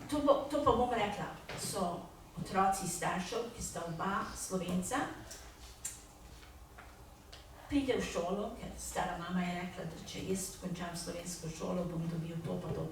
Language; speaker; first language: Slovenian; early bilingual, heritage; Slovenian